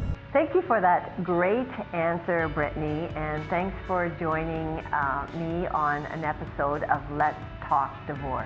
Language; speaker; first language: English; native; English